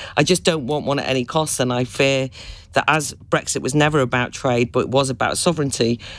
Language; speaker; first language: English; native; English